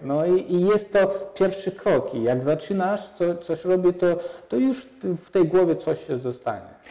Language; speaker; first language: Polish; non-native, fluent; Russian